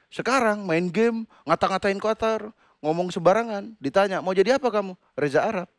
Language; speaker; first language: Indonesian; non-native, local second language; Madurese